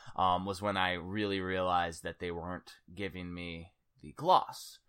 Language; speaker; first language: English; native; English